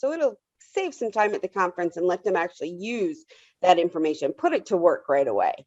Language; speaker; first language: English; native; English